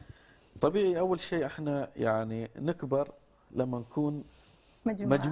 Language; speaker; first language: Arabic; native; Arabic